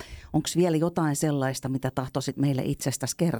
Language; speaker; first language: Finnish; native; Finnish